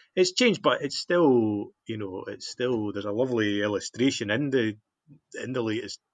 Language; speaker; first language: English; native; English